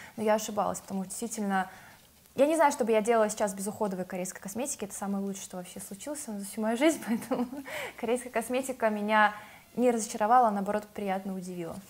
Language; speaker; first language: Russian; native; Russian